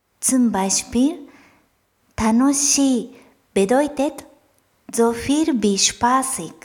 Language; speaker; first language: German; non-native, fluent; Japanese